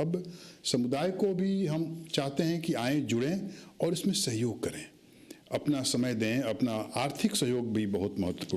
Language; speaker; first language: Hindi; native; Hindi